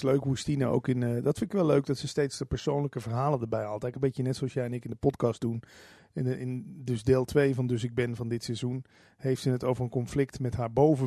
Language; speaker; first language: Dutch; native; Dutch